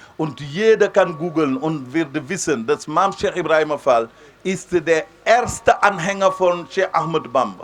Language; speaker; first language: German; non-native, fluent; Wolof